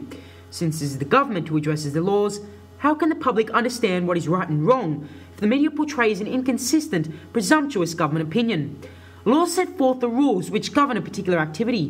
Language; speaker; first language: English; native; English